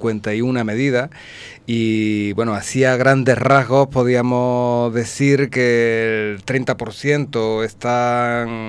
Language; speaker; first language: Spanish; native; Spanish